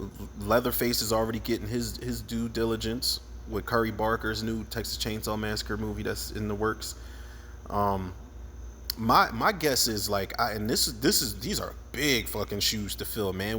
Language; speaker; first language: English; native; English